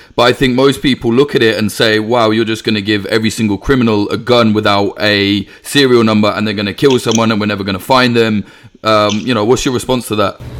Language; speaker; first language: English; native; English